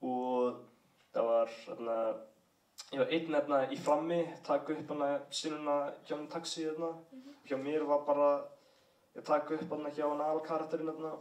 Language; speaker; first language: Icelandic; early bilingual, heritage; English